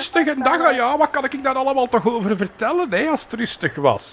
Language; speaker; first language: Dutch; native; Dutch